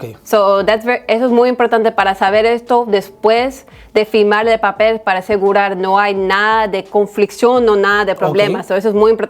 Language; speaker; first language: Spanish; early bilingual, heritage; Spanish